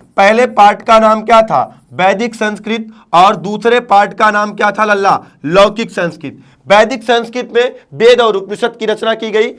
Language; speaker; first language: Hindi; native; Hindi